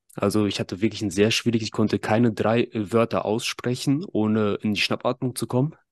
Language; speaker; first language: German; early bilingual, other home language; Russian